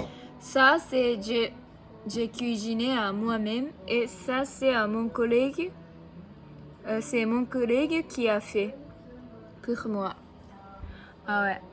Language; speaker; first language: French; non-native, learner; Japanese